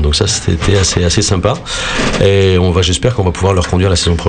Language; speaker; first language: French; native; French